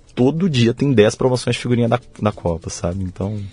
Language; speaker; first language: Portuguese; native; Portuguese